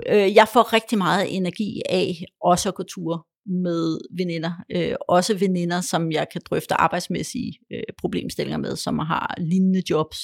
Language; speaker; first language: Danish; early bilingual, other home language; Polish